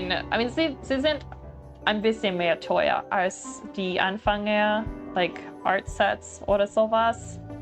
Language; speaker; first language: German; non-native, learner; English